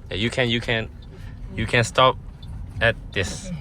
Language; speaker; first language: English; non-native, learner; Burmese